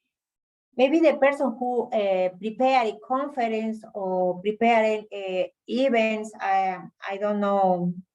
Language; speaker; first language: English; non-native, learner; Spanish